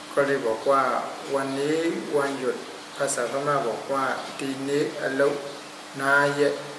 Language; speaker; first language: Thai; non-native, fluent; Burmese